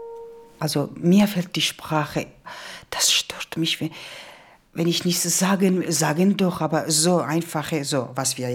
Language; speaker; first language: German; non-native, learner; Georgian